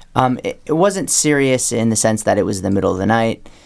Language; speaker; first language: English; native; English